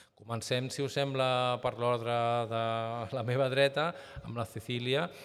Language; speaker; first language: Catalan; native; Catalan